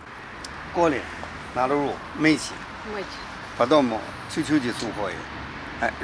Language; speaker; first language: Russian; non-native, learner; Chinese